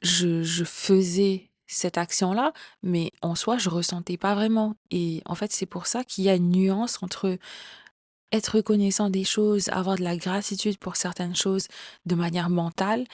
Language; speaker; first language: French; native; French